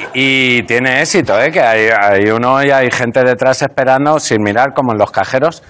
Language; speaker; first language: Spanish; native; Spanish